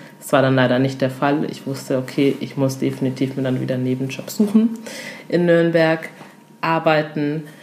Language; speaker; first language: German; early bilingual, other home language; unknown